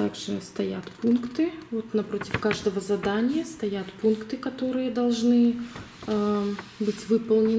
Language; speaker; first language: Russian; native; Russian